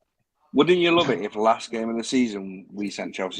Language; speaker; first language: English; native; English